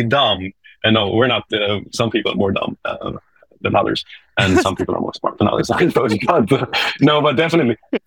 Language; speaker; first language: English; non-native, fluent; Swedish